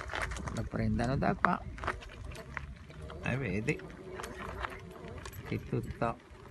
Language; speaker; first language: Italian; non-native, learner; Arabic